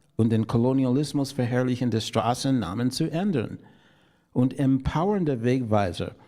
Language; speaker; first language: German; non-native, fluent; English